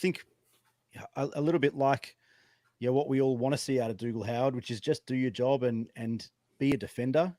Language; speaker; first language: English; native; English